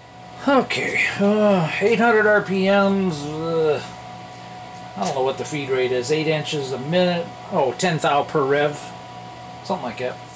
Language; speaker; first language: English; native; English